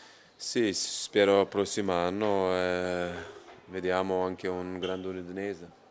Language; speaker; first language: Italian; non-native, learner; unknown